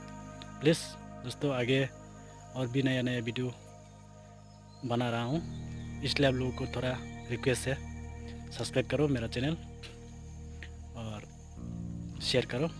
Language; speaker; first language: Hindi; non-native, learner; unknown